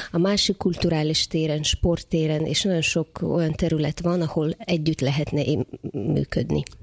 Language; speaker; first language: Hungarian; non-native, fluent; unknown